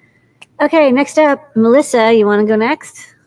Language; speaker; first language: English; native; English